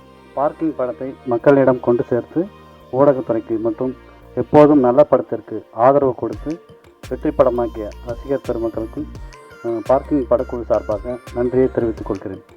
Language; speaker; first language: Tamil; native; Tamil